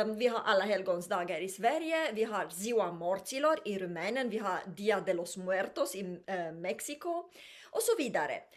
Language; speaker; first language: Swedish; non-native, fluent; Romanian